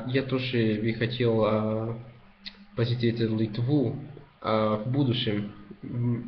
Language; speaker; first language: Russian; non-native, learner; Spanish